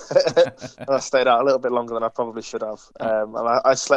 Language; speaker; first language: English; native; English